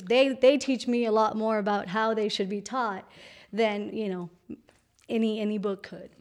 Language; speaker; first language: English; non-native, fluent; Spanish